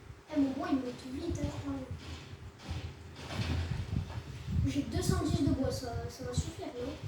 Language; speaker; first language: French; native; French